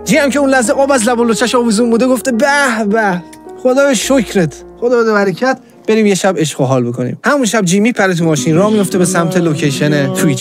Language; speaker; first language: Persian; native; Persian